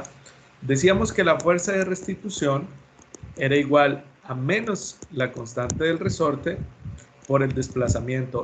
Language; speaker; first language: Spanish; native; Spanish